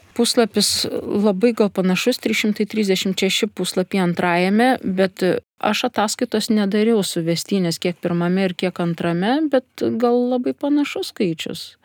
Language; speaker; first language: Lithuanian; native; Lithuanian